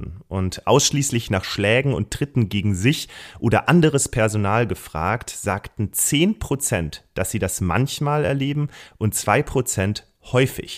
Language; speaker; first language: German; native; German